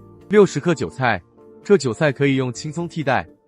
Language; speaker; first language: Chinese; native; Chinese